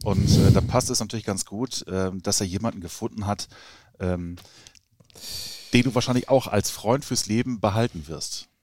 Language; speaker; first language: German; native; German